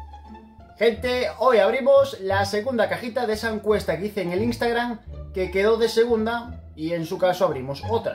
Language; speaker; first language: Spanish; native; Spanish